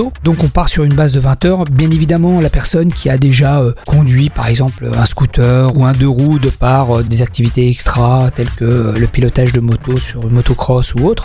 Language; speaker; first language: French; native; French